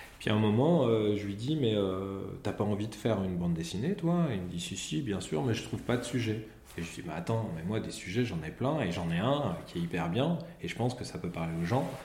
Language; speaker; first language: French; native; French